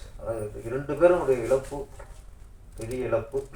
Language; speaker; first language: Tamil; native; Tamil